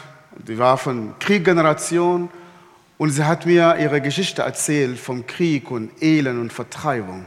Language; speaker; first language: German; non-native, fluent; Arabic